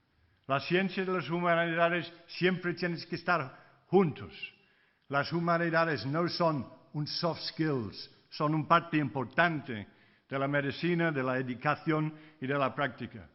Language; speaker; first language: Spanish; non-native, fluent; English